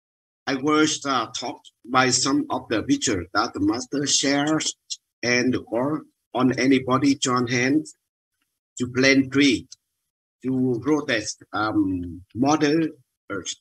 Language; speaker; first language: English; non-native, learner; Vietnamese